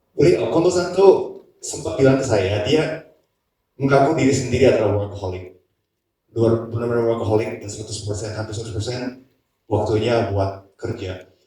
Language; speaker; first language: Indonesian; non-native, fluent; Japanese